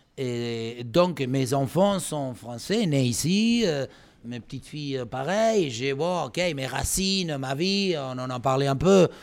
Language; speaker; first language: French; non-native, fluent; Spanish